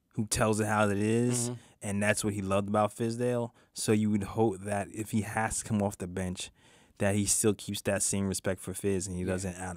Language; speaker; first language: English; native; English